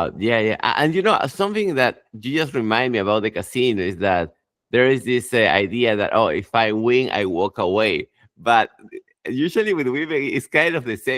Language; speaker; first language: English; non-native, fluent; Spanish